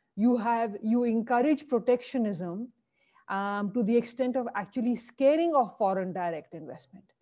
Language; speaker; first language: English; non-native, local second language; Hindi